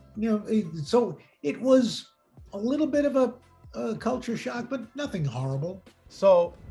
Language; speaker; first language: English; native; English